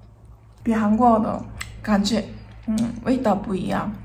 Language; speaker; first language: Chinese; non-native, learner; Korean